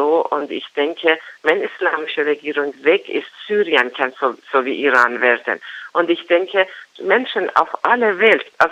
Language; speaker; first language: German; non-native, fluent; Persian